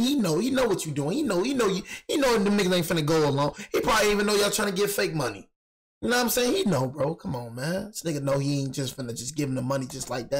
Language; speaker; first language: English; native; English